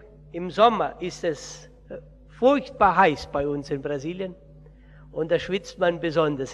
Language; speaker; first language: German; early bilingual, heritage; Portuguese